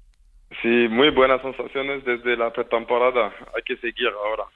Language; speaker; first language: Spanish; non-native, fluent; French